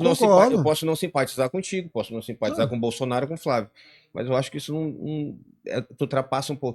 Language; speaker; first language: Portuguese; native; Portuguese